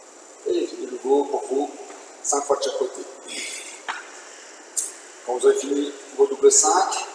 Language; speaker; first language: French; native; French